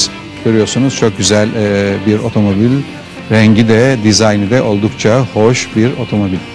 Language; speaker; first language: Turkish; native; Turkish